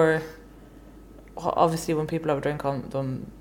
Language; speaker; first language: English; native; English